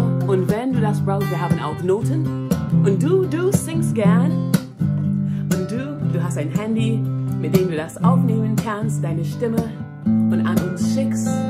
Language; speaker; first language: German; non-native, fluent; English